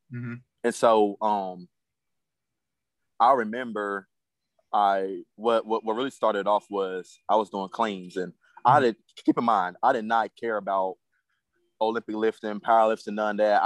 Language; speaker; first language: English; native; English